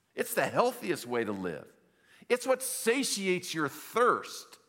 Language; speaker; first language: English; native; English